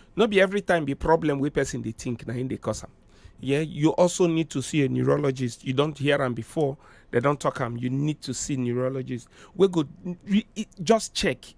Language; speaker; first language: Nigerian Pidgin; native; Nigerian Pidgin